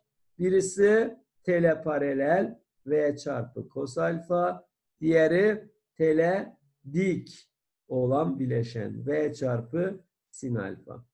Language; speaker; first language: Turkish; native; Turkish